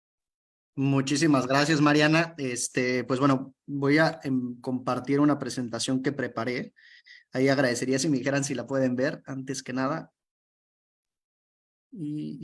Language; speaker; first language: Spanish; native; Spanish